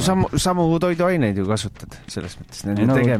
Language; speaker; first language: Estonian; native; Estonian